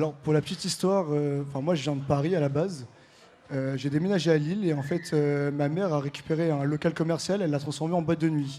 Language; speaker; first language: French; native; French